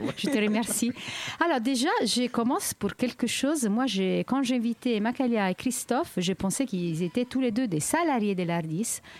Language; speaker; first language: French; native; French